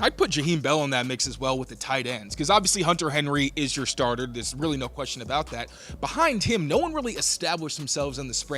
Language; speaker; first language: English; native; English